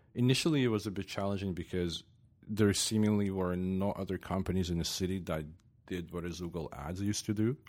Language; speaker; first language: English; non-native, fluent; Ukrainian